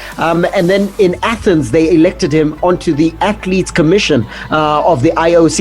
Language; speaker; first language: English; native; English